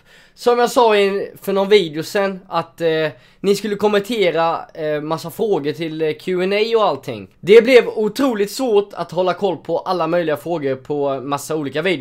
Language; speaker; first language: Swedish; native; Swedish